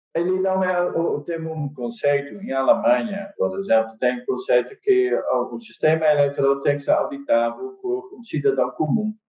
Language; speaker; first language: Portuguese; non-native, fluent; Dutch